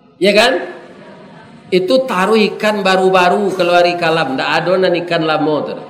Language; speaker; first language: Malay; non-native, local second language; Minangkabau